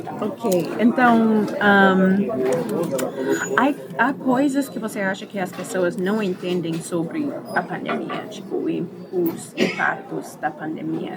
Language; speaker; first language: Portuguese; early bilingual, heritage; Portuguese